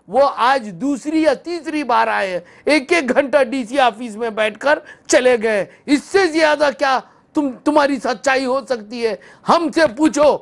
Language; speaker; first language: Hindi; non-native, local second language; Urdu